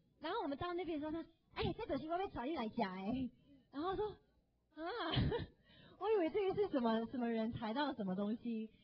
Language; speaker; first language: Chinese; non-native, fluent; English